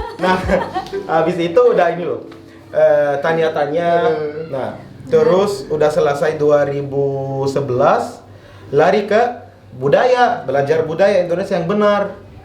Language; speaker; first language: Indonesian; non-native, fluent; Arabic